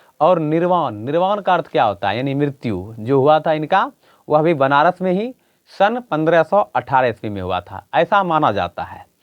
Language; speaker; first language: Hindi; native; Hindi